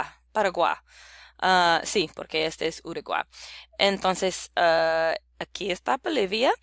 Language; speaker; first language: Spanish; non-native, learner; English